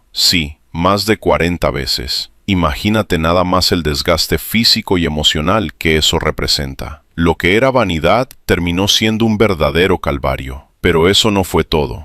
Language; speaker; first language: Spanish; native; Spanish